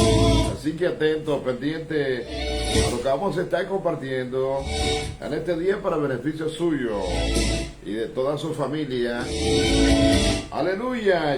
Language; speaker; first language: Spanish; native; Spanish